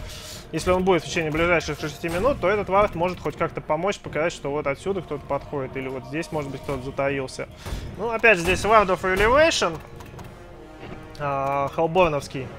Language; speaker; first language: Russian; native; Russian